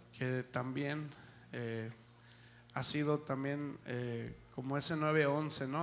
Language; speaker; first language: Spanish; early bilingual, heritage; Spanish